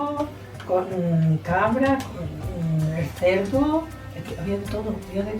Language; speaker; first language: Spanish; native; Spanish